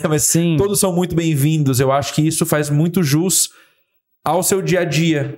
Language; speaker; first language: Portuguese; native; Portuguese